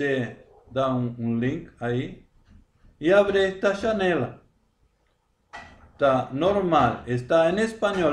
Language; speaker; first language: Portuguese; non-native, learner; Spanish